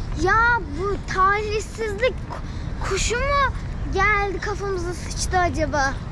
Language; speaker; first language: Turkish; native; Turkish